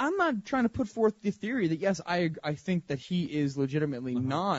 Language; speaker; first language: English; native; English